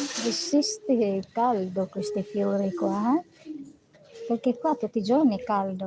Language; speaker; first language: Italian; non-native, learner; Filipino